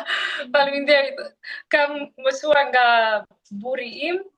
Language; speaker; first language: Albanian; non-native, learner; English